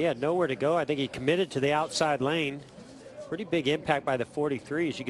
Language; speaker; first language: English; native; English